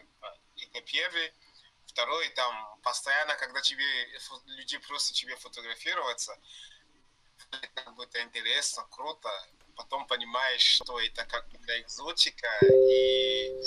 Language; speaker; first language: Russian; non-native, learner; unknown